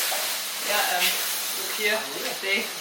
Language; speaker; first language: English; non-native, learner; German